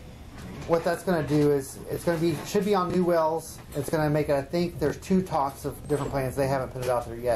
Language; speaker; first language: English; native; English